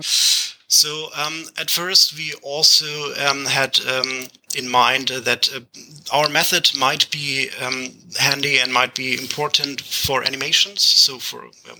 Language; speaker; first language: English; non-native, fluent; German